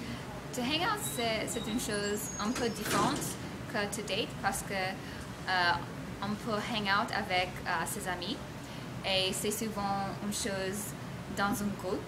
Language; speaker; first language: French; non-native, learner; English